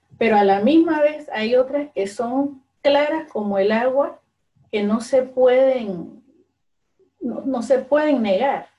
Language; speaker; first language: Spanish; early bilingual, other home language; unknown